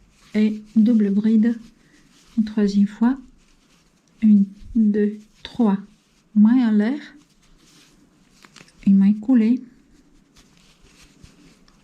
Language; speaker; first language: French; non-native, fluent; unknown